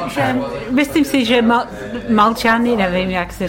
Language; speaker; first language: Czech; non-native, learner; English